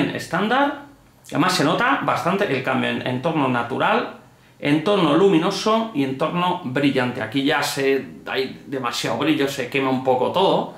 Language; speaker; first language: Spanish; native; Spanish